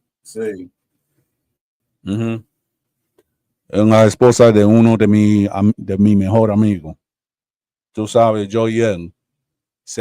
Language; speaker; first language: Spanish; early bilingual, heritage; Spanish